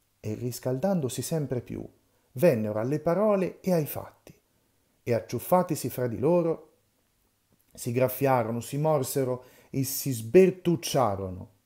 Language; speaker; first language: Italian; native; Italian